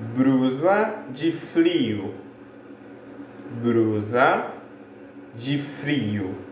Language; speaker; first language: Portuguese; non-native, fluent; Haitian Creole